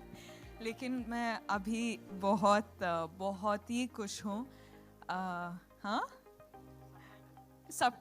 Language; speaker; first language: Hindi; non-native, local second language; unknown